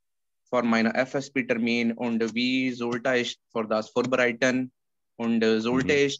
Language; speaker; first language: German; non-native, learner; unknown